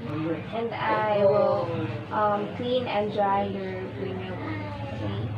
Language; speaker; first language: English; non-native, local second language; Filipino